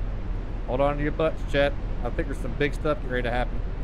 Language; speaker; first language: English; native; English